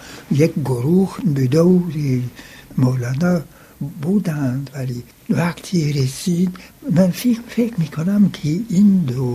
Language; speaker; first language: Persian; non-native, fluent; French